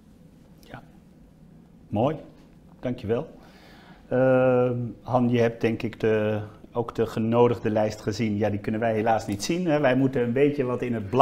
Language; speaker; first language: Dutch; native; Dutch